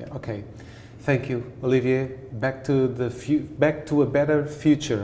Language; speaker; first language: English; non-native, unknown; Portuguese